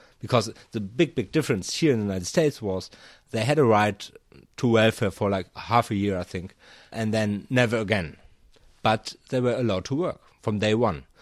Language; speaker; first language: English; non-native, fluent; German